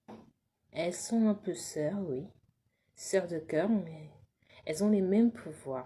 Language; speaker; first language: French; native; French